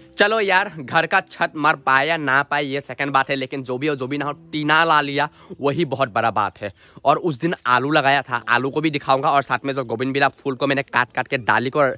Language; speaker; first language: Hindi; non-native, local second language; Assamese